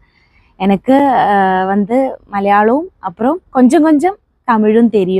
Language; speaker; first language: Tamil; non-native, learner; Malayalam